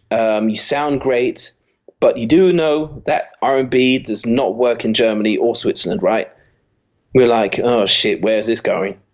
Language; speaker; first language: English; native; English